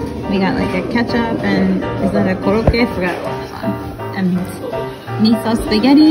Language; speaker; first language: English; native; English